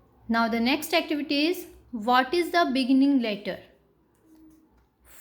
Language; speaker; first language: English; non-native, local second language; Hindi